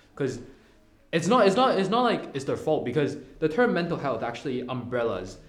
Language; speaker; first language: English; non-native, local second language; Cantonese